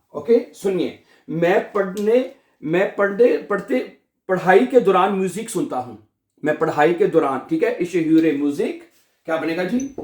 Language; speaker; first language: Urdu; native; Urdu